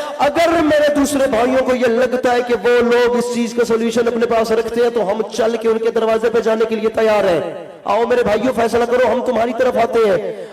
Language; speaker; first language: Urdu; non-native, local second language; Punjabi